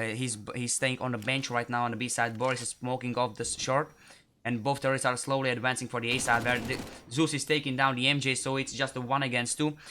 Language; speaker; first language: English; non-native, fluent; Czech